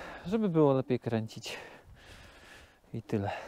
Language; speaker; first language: Polish; native; Polish